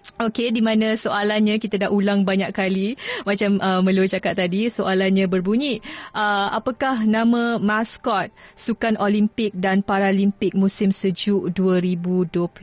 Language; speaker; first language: Malay; native; Malay